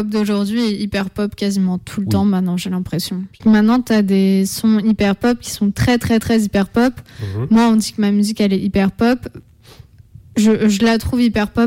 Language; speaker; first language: French; native; French